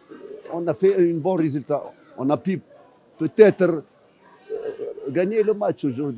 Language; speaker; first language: French; non-native, fluent; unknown